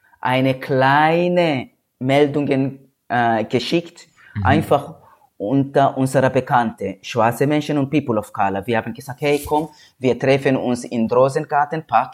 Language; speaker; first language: German; non-native, learner; Swahili